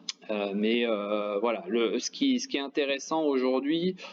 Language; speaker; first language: French; native; French